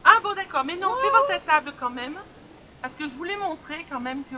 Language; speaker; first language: French; native; French